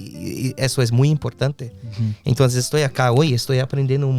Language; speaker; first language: Spanish; non-native, fluent; English